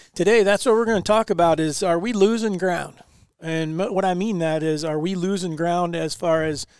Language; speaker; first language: English; native; English